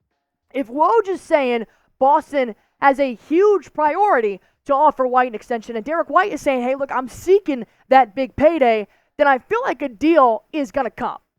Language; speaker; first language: English; native; English